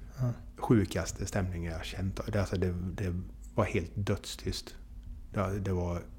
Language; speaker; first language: Swedish; native; Swedish